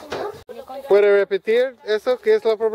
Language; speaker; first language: Spanish; non-native, learner; English